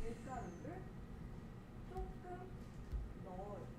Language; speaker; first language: Korean; non-native, fluent; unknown